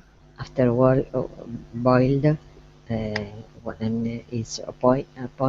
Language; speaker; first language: English; non-native, learner; Spanish